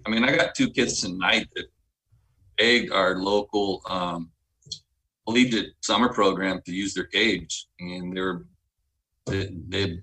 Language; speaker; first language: English; native; English